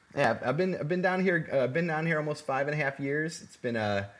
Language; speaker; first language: English; native; English